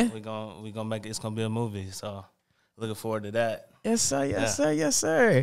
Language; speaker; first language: English; native; English